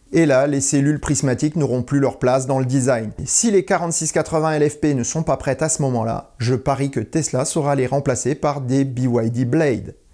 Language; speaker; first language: French; native; French